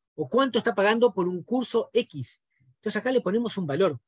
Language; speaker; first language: Spanish; native; Spanish